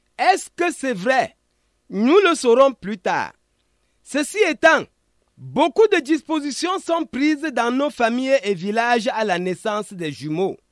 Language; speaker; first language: French; non-native, local second language; Ghomala